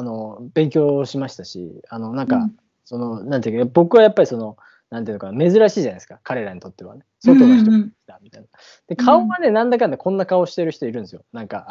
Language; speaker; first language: Japanese; native; Japanese